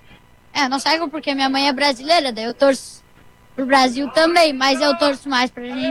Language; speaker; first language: Portuguese; early bilingual, heritage; Portuguese